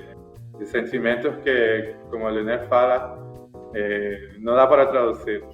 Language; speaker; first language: Portuguese; non-native, learner; Spanish